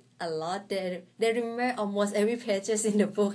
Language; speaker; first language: English; non-native, fluent; Thai